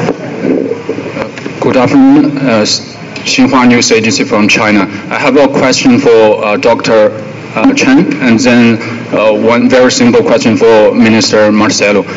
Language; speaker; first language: English; non-native, fluent; Chinese